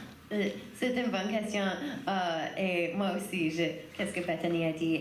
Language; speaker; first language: French; non-native, learner; English